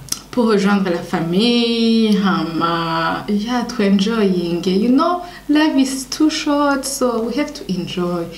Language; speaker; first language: English; non-native, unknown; Rundi